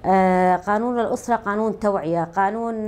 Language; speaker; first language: Arabic; native; Arabic